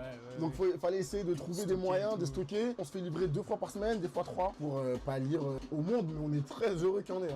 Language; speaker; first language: French; native; French